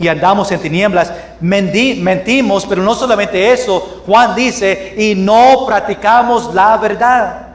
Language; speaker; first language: Spanish; non-native, fluent; English